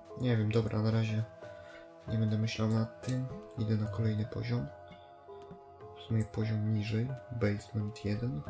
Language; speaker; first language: Polish; native; Polish